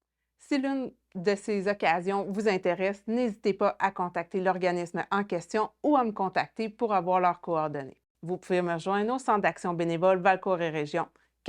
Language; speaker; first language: French; native; French